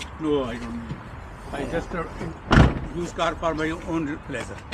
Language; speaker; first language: English; non-native, learner; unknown